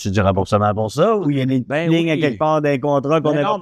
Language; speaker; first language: French; native; French